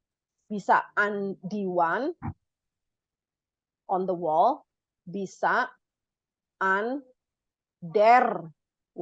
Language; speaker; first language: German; non-native, fluent; Indonesian